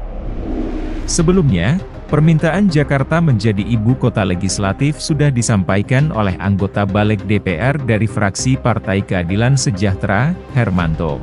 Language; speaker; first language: Indonesian; native; Indonesian